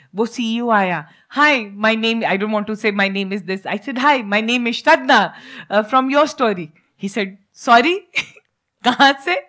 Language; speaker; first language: Hindi; native; Hindi